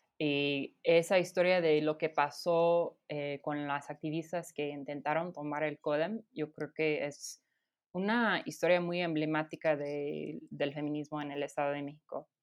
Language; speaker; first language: Spanish; non-native, fluent; English